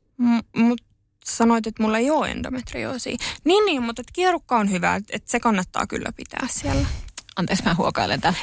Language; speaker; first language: Finnish; native; Finnish